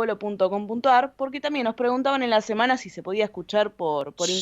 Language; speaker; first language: Spanish; native; Spanish